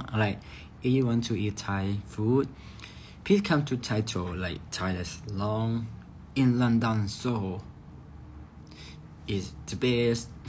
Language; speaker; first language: English; non-native, learner; Thai